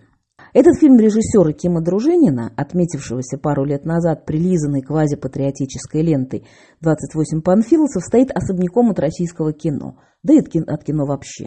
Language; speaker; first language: Russian; native; Russian